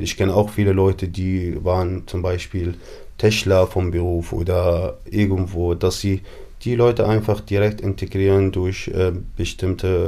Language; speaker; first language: German; non-native, fluent; Arabic